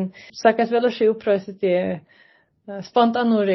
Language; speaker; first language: Georgian; non-native, fluent; Swedish